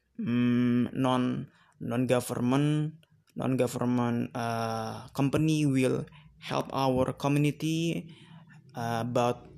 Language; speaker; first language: English; non-native, learner; Indonesian